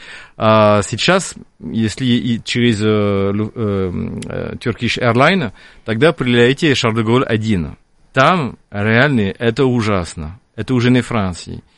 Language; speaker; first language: Russian; non-native, fluent; French